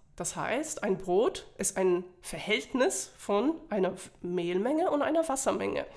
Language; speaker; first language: German; non-native, fluent; Polish